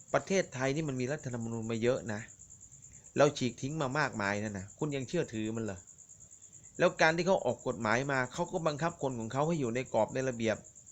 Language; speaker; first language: Thai; native; Thai